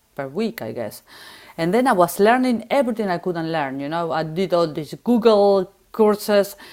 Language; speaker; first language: English; non-native, learner; Spanish